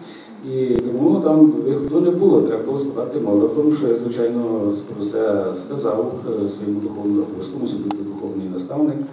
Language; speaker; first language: Ukrainian; native; Ukrainian